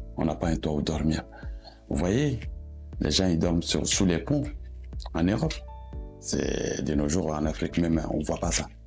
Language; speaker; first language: French; non-native, local second language; Bambara